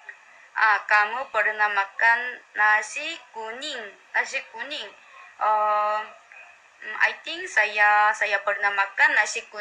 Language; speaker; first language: Indonesian; non-native, learner; Korean